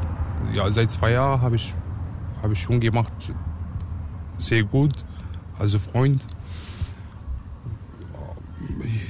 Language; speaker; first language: German; non-native, learner; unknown